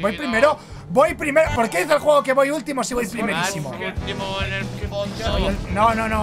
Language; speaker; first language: Spanish; native; Spanish